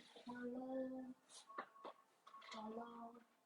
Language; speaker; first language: French; non-native, learner; Chinese